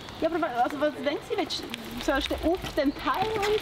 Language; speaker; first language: German; native; German